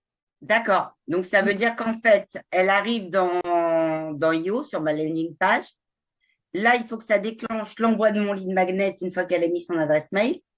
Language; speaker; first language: French; native; French